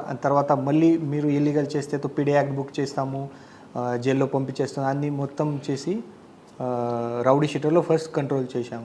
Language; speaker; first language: Telugu; non-native, fluent; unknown